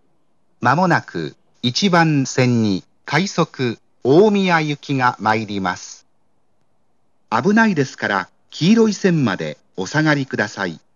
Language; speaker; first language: Japanese; native; Japanese